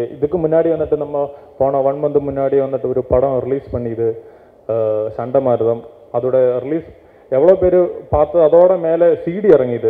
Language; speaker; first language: Tamil; non-native, learner; Malayalam